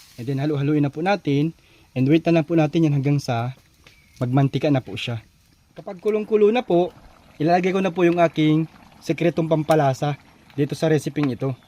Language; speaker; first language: Filipino; non-native, local second language; Bikol